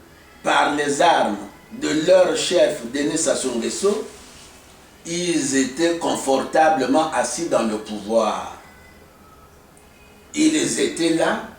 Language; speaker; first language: French; non-native, local second language; Lingala